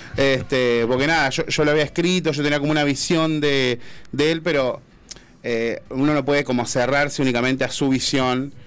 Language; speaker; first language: Spanish; native; Spanish